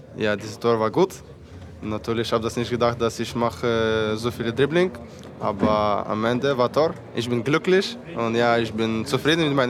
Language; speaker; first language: Dutch; non-native, learner; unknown